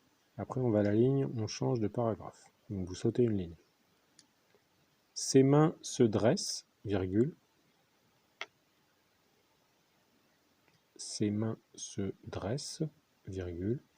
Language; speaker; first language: French; native; French